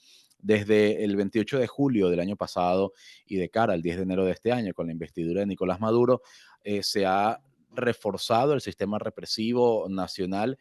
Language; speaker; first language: Spanish; native; Spanish